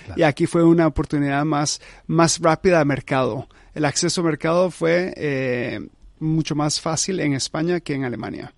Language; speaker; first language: Spanish; early bilingual, heritage; Spanish